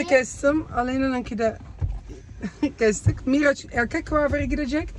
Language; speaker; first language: Turkish; early bilingual, heritage; Dutch